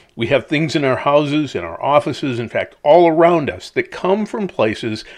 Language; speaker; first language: English; native; English